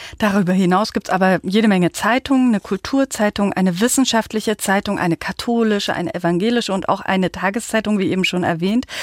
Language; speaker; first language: German; native; German